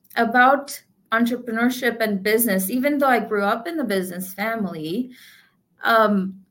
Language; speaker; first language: English; non-native, local second language; Gujarati